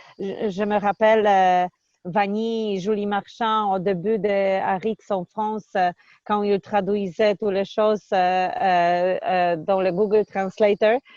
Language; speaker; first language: French; non-native, fluent; Polish